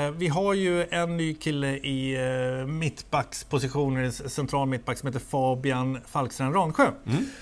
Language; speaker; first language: Swedish; native; Swedish